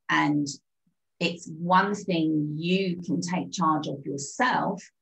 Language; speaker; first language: English; native; English